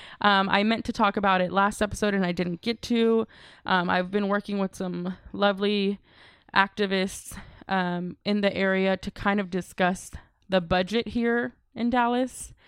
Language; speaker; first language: English; native; English